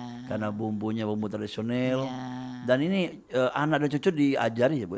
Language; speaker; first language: Indonesian; native; Indonesian